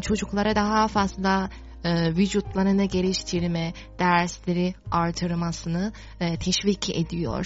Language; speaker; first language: Turkish; non-native, fluent; Chinese